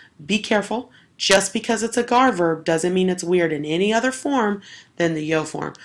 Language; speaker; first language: English; native; English